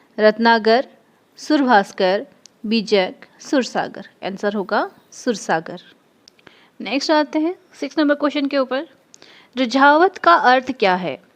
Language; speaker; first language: Hindi; non-native, local second language; Odia